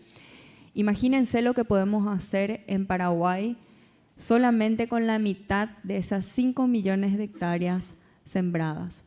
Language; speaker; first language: Spanish; native; Spanish